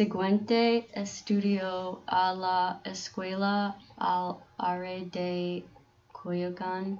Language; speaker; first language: Spanish; non-native, learner; English